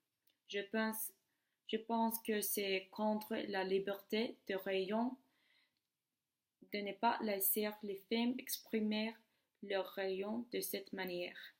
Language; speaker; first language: French; non-native, learner; Swedish